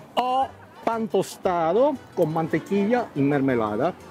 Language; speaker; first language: Spanish; early bilingual, heritage; Italian